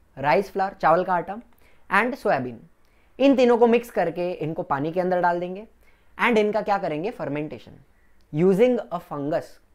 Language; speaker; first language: Hindi; non-native, local second language; Gujarati